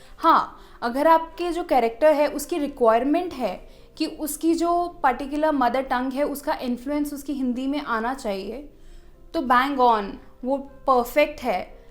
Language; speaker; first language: Hindi; non-native, local second language; Punjabi